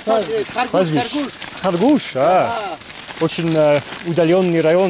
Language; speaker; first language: Russian; non-native, fluent; English